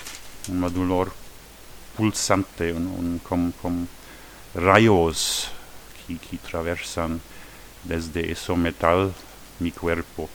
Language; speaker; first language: Spanish; non-native, learner; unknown